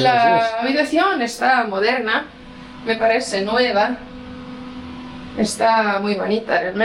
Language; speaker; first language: Spanish; non-native, fluent; Estonian